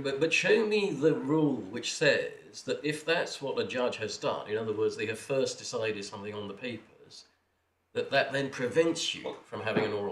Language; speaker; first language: English; native; English